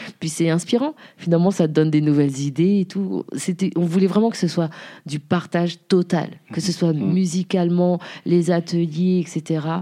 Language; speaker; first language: French; early bilingual, other home language; Haitian Creole